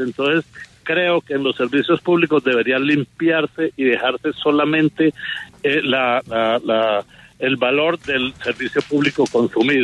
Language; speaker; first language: Spanish; native; Spanish